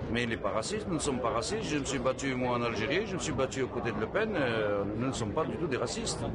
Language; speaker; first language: French; native; French